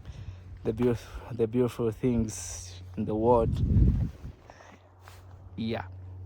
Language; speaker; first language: English; non-native, learner; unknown